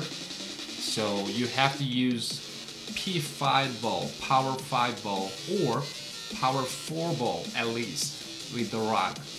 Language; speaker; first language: English; non-native, fluent; Korean